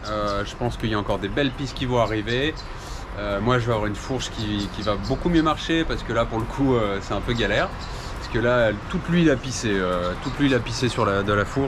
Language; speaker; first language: French; native; French